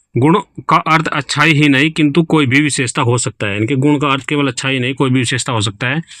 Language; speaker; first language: Hindi; native; Hindi